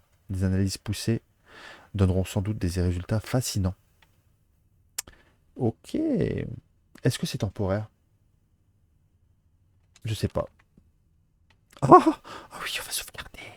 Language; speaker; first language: French; native; French